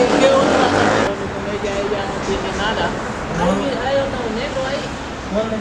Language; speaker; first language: Spanish; non-native, learner; Haitian Creole